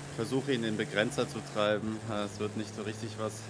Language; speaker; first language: German; native; German